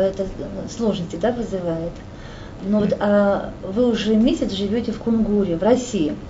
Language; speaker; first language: Russian; native; Russian